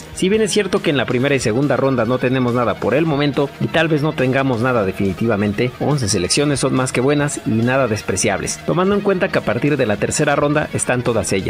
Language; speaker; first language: Spanish; native; Spanish